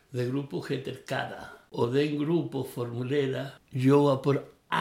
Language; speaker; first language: Swedish; non-native, learner; Spanish